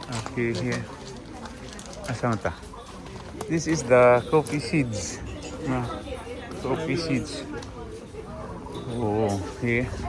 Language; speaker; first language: English; non-native, local second language; Cebuano